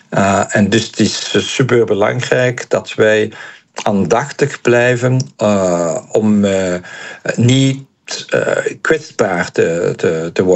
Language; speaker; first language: Dutch; non-native, local second language; French